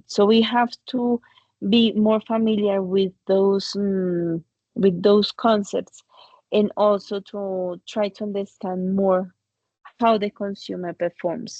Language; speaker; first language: English; non-native, fluent; Spanish